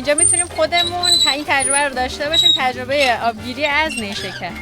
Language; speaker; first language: Persian; native; Persian